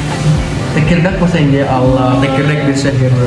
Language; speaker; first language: Turkish; non-native, learner; Indonesian